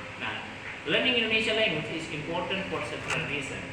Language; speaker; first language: English; non-native, learner; Indonesian